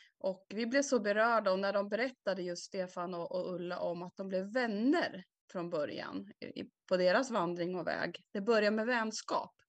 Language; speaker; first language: Swedish; native; Swedish